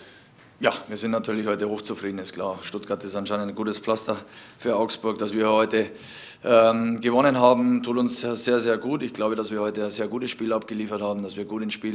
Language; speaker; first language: German; native; German